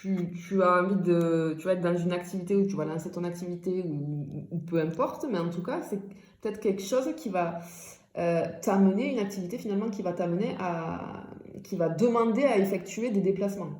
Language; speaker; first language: French; native; French